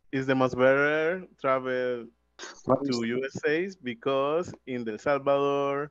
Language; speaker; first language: English; non-native, learner; Spanish